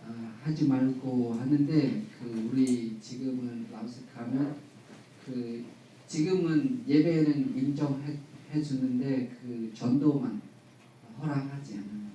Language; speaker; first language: Korean; non-native, learner; Lao